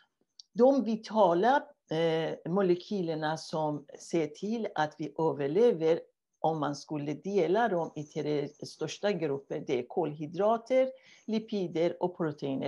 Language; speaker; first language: Swedish; non-native, fluent; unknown